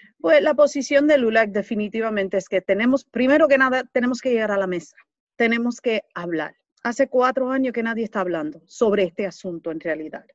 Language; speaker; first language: Spanish; early bilingual, heritage; Spanish